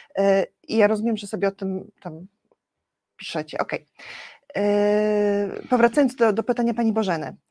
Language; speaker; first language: Polish; native; Polish